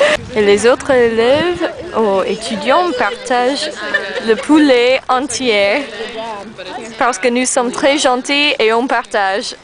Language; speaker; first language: French; non-native, learner; English